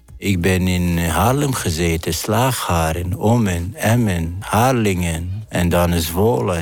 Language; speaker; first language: Dutch; non-native, fluent; Arabic